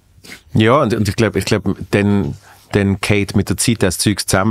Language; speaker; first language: German; native; German